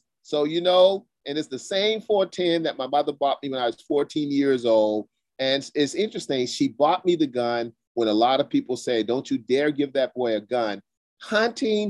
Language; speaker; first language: English; native; English